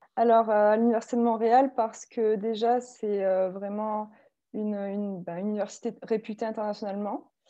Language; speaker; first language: French; native; French